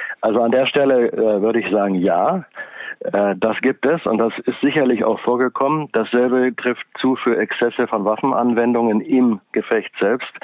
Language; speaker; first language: German; native; German